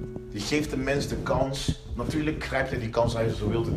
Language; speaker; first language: Dutch; non-native, local second language; Papiamento